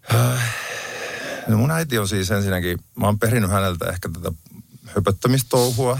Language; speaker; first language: Finnish; native; Finnish